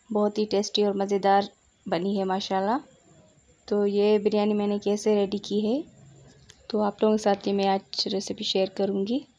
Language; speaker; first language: Urdu; non-native, local second language; Sindhi